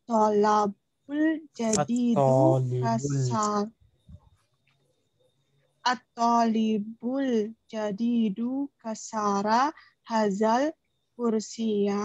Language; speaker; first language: Arabic; non-native, learner; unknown